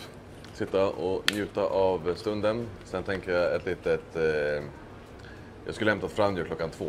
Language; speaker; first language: Swedish; native; Swedish